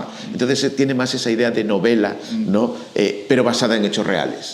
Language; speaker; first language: Spanish; native; Spanish